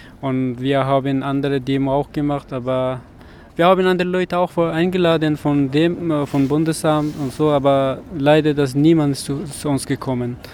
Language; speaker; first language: German; non-native, learner; Persian